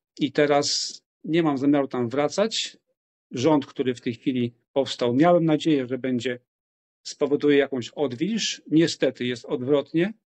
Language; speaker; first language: Polish; native; Polish